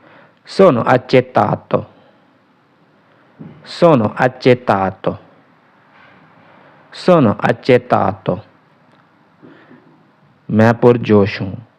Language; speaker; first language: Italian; non-native, fluent; Urdu